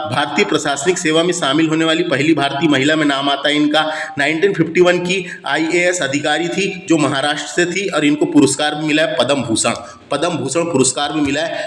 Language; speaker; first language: Hindi; native; Hindi